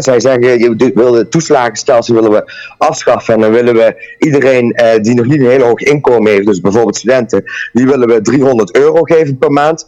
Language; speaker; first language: Dutch; native; Dutch